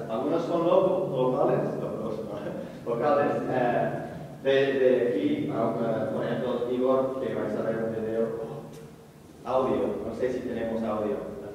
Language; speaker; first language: Spanish; non-native, learner; English